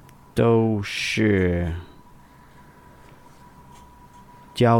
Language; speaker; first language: Chinese; non-native, learner; English